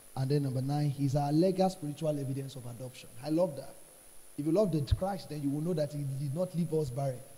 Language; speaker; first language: English; non-native, local second language; Yoruba